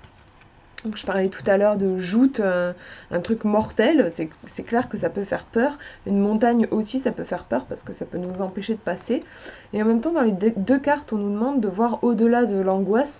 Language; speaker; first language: French; native; French